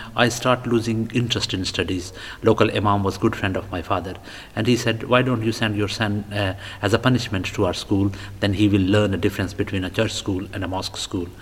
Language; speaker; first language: English; non-native, local second language; Punjabi